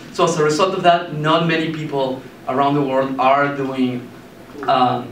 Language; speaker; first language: English; non-native, fluent; Spanish